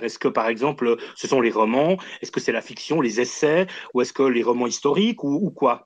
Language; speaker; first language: French; native; French